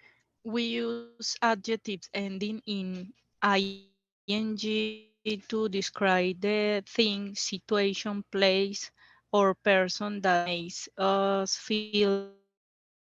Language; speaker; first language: English; non-native, learner; Spanish